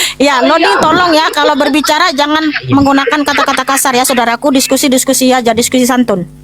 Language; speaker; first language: Indonesian; native; Indonesian